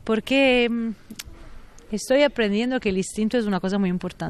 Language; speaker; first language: Spanish; non-native, fluent; Italian